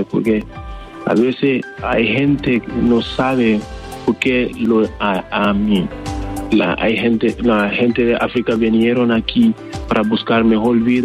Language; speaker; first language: Spanish; non-native, learner; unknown